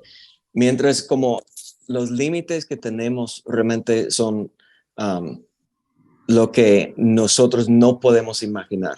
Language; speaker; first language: Spanish; non-native, fluent; English